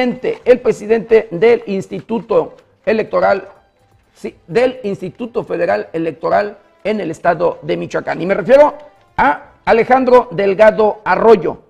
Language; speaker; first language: Spanish; native; Spanish